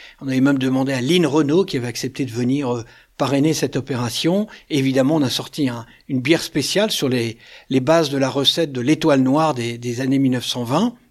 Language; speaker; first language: French; native; French